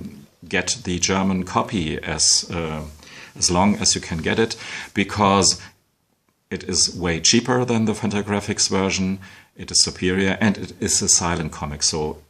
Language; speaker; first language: English; non-native, fluent; German